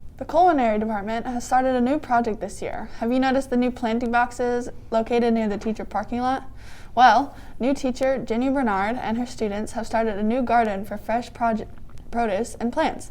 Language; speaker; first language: English; native; English